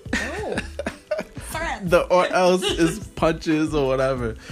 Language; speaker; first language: English; early bilingual, other home language; Haitian Creole